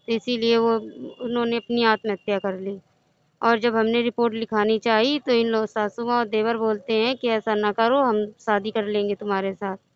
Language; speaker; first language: Hindi; native; Hindi